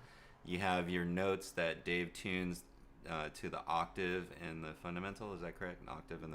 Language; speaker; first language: English; native; English